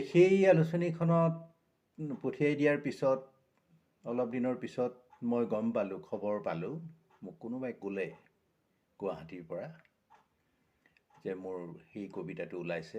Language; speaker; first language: Assamese; native; Assamese